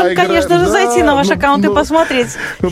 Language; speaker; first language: Russian; native; Russian